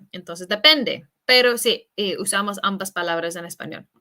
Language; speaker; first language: Spanish; non-native, fluent; English